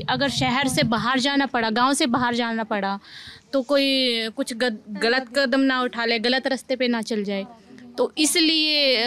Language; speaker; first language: Hindi; native; Hindi